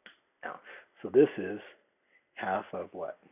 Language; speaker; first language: English; native; English